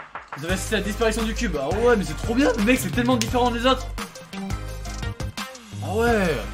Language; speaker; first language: French; native; French